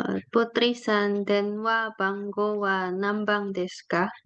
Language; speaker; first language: Japanese; non-native, learner; Indonesian